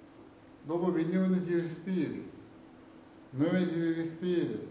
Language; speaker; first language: Italian; non-native, learner; Tibetan